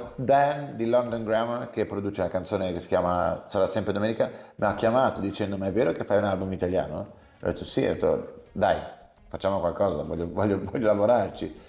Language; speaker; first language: Italian; early bilingual, heritage; English